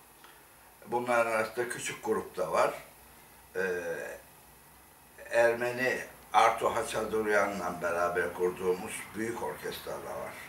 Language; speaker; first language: Turkish; native; Turkish